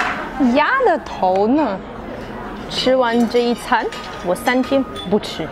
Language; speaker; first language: Chinese; non-native, fluent; Russian